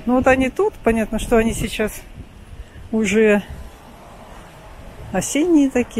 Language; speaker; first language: Russian; native; Russian